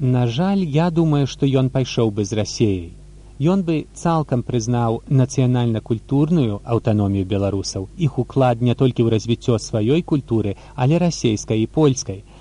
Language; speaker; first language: Belarusian; native; Belarusian